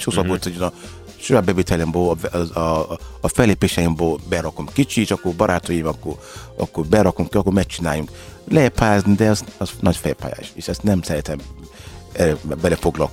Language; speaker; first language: Hungarian; non-native, learner; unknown